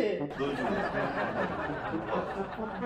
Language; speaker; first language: Korean; native; Korean